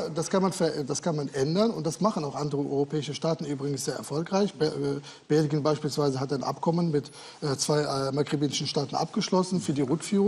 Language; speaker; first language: German; native; German